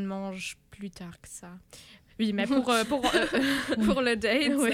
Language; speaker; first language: French; non-native, fluent; German